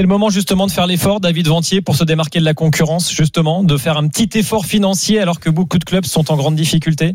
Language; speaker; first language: French; native; French